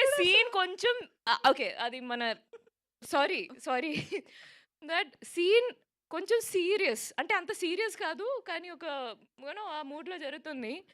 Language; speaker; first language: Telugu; non-native, local second language; Malayalam